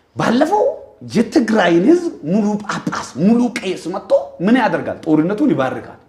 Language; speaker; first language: Amharic; non-native, local second language; Oromo